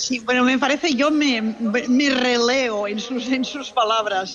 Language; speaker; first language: Spanish; non-native, local second language; Catalan